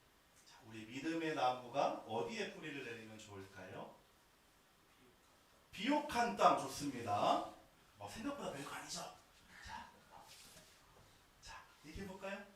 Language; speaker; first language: Korean; native; Korean